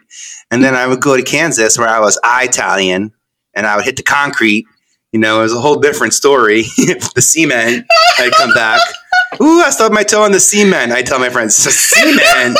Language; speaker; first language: English; native; English